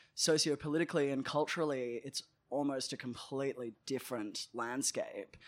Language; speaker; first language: English; native; English